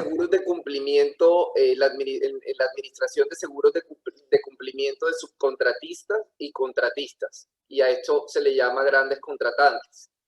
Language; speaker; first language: Spanish; native; Spanish